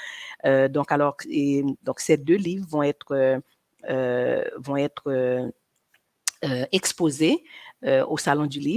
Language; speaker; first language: French; non-native, local second language; Haitian Creole